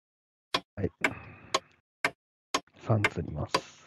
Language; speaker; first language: Japanese; native; Japanese